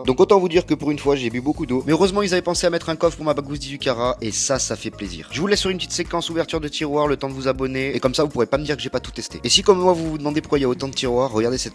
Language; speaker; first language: French; native; French